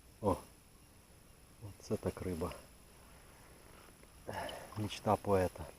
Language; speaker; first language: Ukrainian; native; Ukrainian